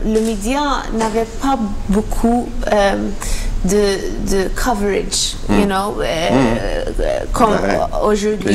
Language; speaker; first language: French; non-native, learner; Maltese